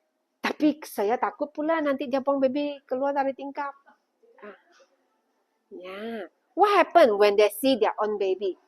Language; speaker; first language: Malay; non-native, local second language; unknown